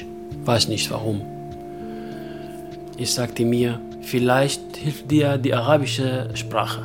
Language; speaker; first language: German; non-native, local second language; Kurdish